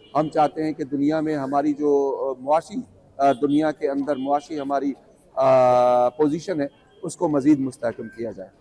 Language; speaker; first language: Urdu; non-native, local second language; Sindhi